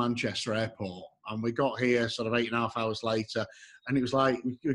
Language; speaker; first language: English; native; English